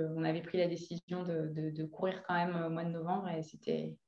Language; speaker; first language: French; native; French